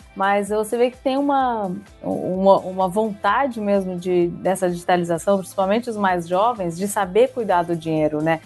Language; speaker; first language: Portuguese; native; Portuguese